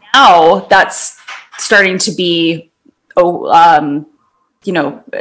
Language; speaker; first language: English; native; English